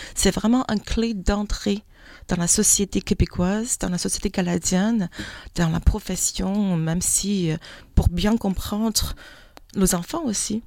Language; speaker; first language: French; non-native, fluent; Chinese